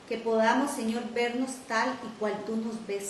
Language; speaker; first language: Spanish; native; Spanish